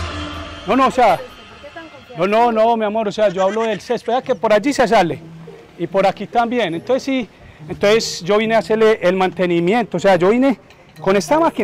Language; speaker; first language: Spanish; native; Spanish